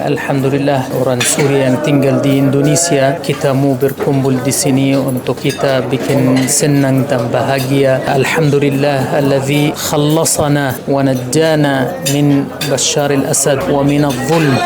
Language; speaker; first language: Indonesian; non-native, learner; Arabic